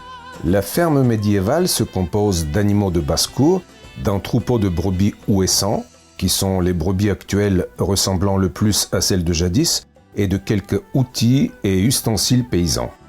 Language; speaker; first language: French; native; French